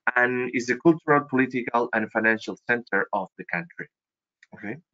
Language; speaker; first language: English; non-native, fluent; Spanish